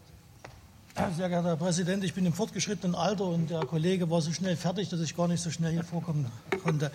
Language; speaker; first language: German; native; German